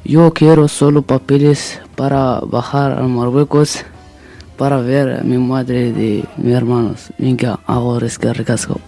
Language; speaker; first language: Spanish; non-native, learner; Berber languages